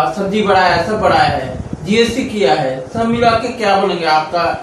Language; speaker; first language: Hindi; non-native, local second language; Bangla